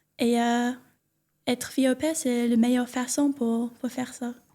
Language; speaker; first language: French; non-native, learner; English